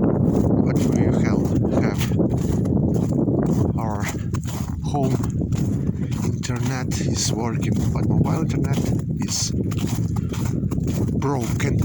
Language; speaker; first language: English; non-native, learner; Ukrainian